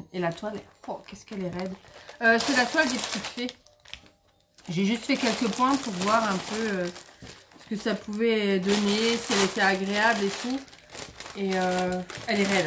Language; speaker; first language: French; native; French